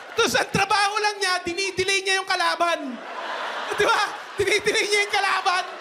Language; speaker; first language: Filipino; native; Filipino